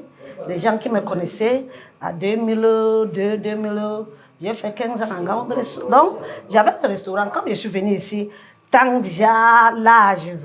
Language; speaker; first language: French; non-native, learner; English